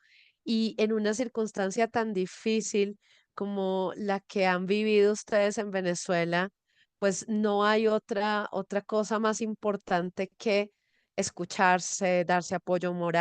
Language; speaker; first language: Spanish; native; Spanish